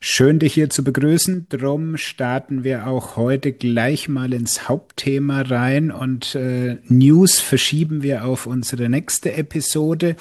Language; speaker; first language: German; native; German